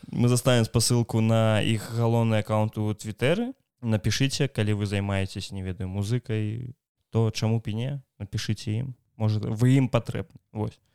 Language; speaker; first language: Belarusian; non-native, local second language; Russian